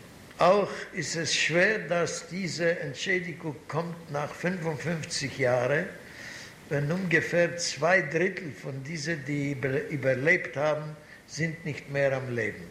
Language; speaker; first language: German; non-native, fluent; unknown